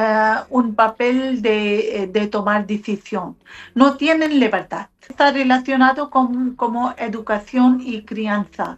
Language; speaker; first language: Spanish; non-native, learner; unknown